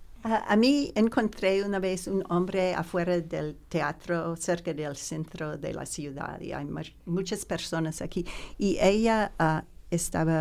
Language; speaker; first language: Spanish; non-native, learner; English